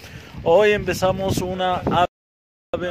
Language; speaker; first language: Spanish; non-native, fluent; Arabic